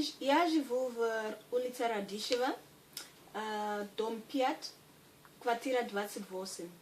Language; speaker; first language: Russian; non-native, learner; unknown